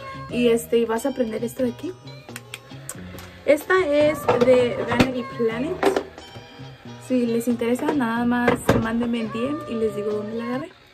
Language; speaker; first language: Spanish; early bilingual, heritage; Spanish